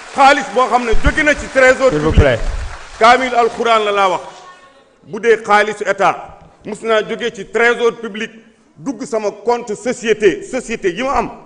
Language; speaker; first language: Wolof; non-native, local second language; Fula